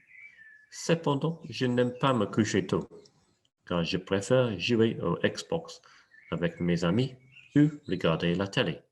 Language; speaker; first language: French; non-native, fluent; English